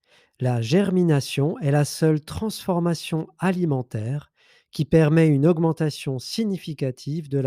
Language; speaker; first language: French; native; French